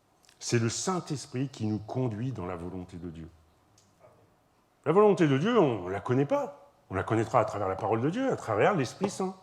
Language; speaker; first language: French; native; French